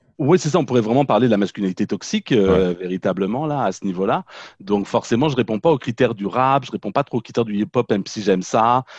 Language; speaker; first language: French; native; French